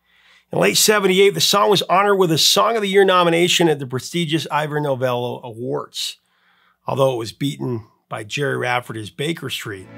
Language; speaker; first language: English; native; English